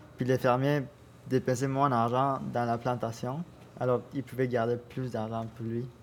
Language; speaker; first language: French; non-native, learner; Spanish